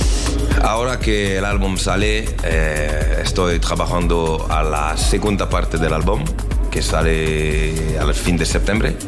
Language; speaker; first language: Spanish; non-native, learner; French